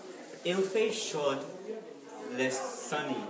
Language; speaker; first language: French; non-native, learner; English